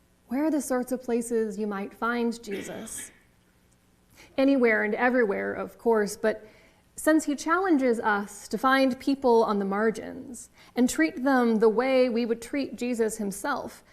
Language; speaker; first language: English; native; English